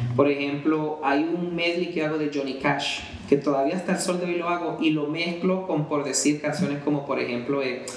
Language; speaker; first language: Spanish; early bilingual, heritage; Spanish